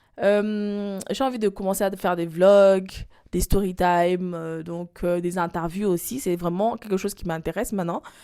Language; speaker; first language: French; non-native, local second language; Lingala